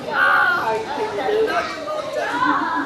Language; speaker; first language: English; native; English